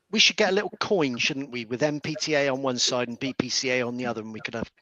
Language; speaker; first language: English; native; English